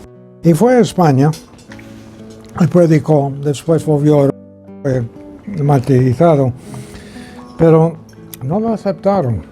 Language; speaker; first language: Spanish; non-native, fluent; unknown